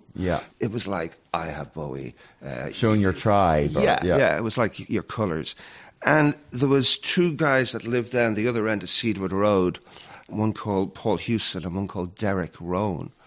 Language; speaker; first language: English; native; English